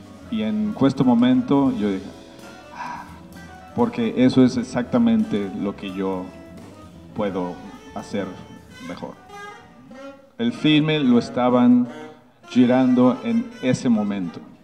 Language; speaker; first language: Spanish; native; Spanish